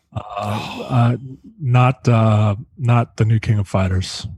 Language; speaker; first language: English; native; English